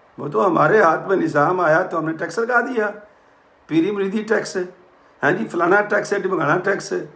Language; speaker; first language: Urdu; non-native, local second language; Punjabi